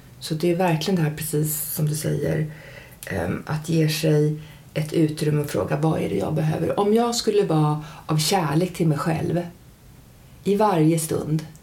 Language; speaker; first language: Swedish; early bilingual, heritage; Swedish